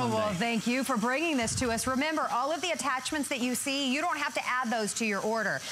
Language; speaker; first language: English; native; English